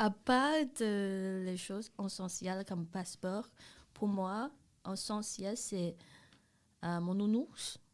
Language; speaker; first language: French; non-native, learner; Chinese